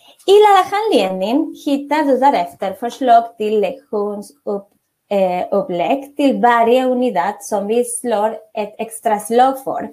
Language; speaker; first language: Swedish; non-native, fluent; Spanish